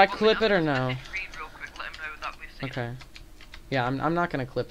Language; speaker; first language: English; native; English